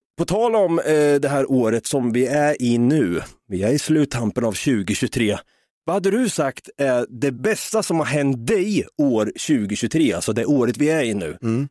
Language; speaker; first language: Swedish; native; Swedish